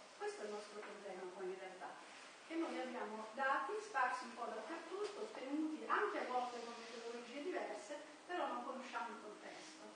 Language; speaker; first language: Italian; native; Italian